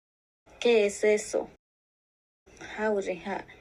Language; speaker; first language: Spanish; non-native, local second language; Shipibo-Conibo